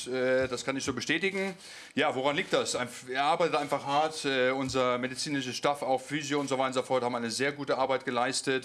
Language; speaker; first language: German; native; German